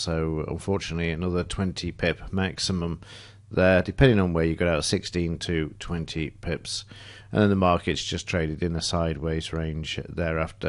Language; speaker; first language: English; native; English